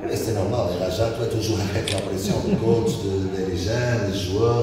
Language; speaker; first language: French; non-native, learner; Portuguese